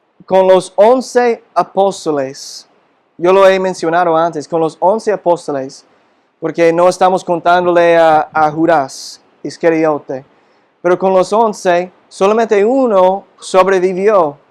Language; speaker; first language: Spanish; non-native, fluent; English